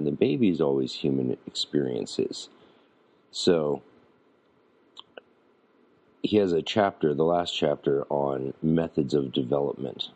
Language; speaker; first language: English; native; English